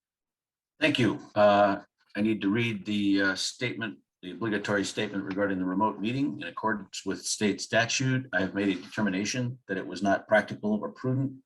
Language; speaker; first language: English; native; English